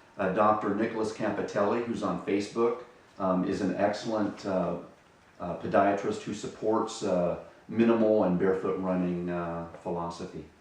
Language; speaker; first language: English; native; English